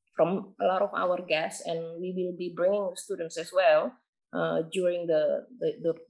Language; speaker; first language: English; non-native, fluent; Indonesian